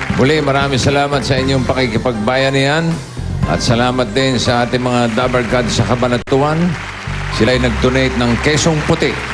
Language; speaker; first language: Filipino; native; Filipino